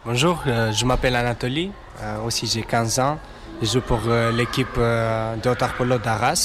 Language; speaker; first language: French; non-native, learner; Romanian